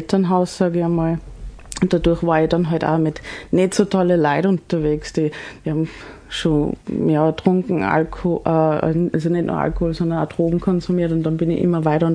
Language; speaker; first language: German; early bilingual, other home language; English